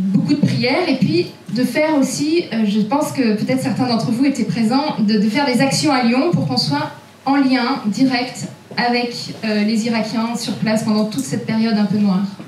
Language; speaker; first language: French; native; French